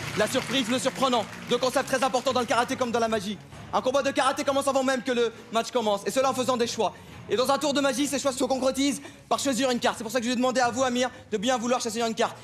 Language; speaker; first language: French; non-native, fluent; Arabic